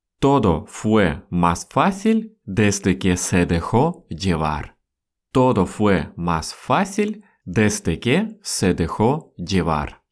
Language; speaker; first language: Spanish; non-native, fluent; Russian